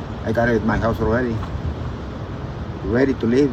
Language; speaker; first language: English; non-native, learner; Spanish